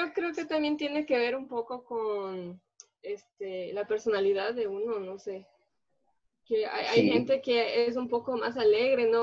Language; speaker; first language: Spanish; early bilingual, other home language; Portuguese